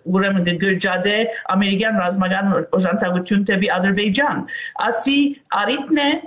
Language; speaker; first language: Armenian; early bilingual, heritage; Armenian